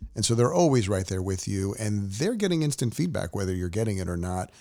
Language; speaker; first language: English; native; English